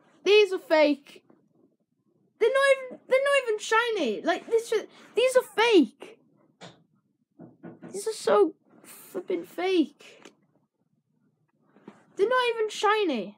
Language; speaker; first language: English; native; English